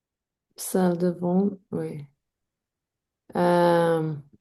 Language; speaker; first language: French; non-native, learner; English